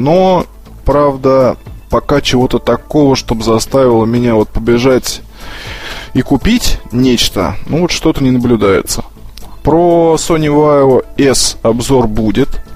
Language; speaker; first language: Russian; native; Russian